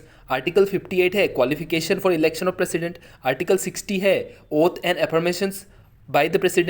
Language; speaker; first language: Hindi; native; Hindi